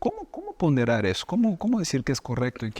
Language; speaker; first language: Spanish; native; Spanish